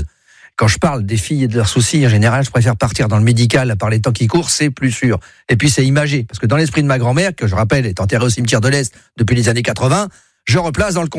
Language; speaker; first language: French; native; French